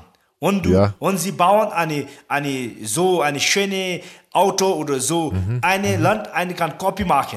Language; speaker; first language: German; non-native, learner; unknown